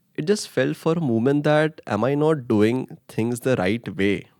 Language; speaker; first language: English; non-native, local second language; Hindi